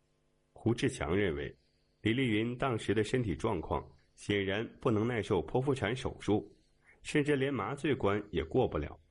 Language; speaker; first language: Chinese; native; Chinese